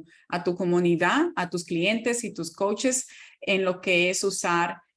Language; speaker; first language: Spanish; native; Spanish